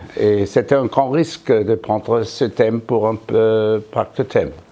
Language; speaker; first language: French; non-native, fluent; German